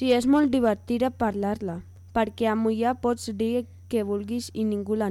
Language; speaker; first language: Catalan; early bilingual, other home language; Punjabi